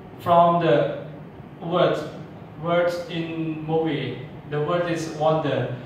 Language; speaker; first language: English; non-native, learner; Thai